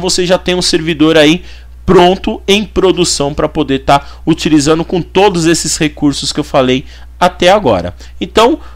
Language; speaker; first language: Portuguese; native; Portuguese